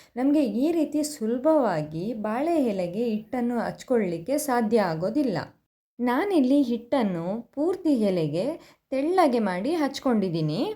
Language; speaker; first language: Kannada; non-native, local second language; Tulu